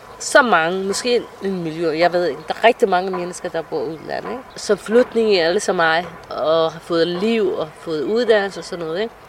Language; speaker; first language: Danish; non-native, fluent; Somali